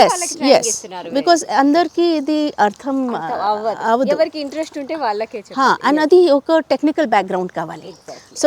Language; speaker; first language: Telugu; non-native, local second language; Hindi